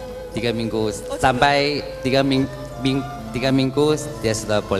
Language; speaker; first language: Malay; non-native, local second language; Chinese